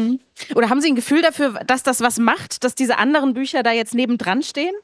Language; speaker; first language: German; native; German